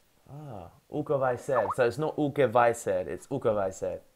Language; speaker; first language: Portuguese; non-native, learner; English